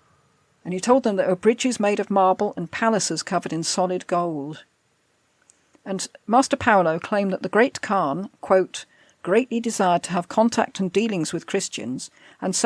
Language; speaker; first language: English; native; English